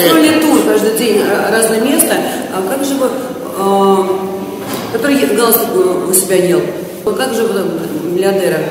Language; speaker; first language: Russian; native; Russian